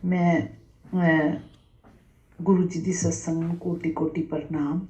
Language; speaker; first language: Hindi; non-native, local second language; Punjabi